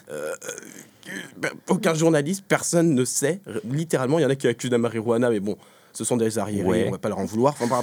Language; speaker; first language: French; native; French